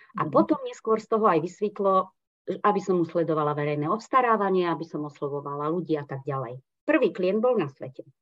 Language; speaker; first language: Slovak; non-native, local second language; Hungarian